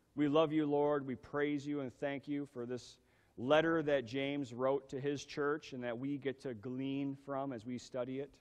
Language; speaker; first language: English; native; English